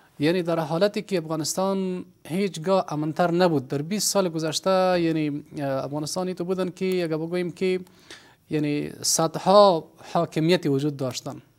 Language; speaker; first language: Persian; non-native, local second language; Pashto